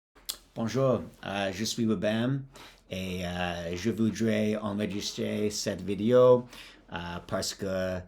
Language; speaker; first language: French; non-native, learner; English